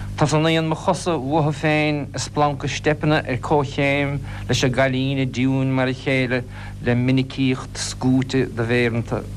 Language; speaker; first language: Irish; non-native, local second language; English